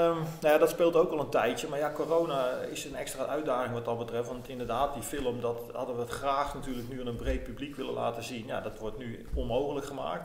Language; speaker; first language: Dutch; native; Dutch